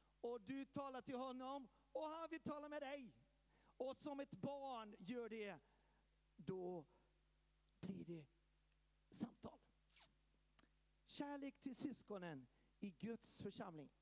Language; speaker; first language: Swedish; early bilingual, heritage; Swedish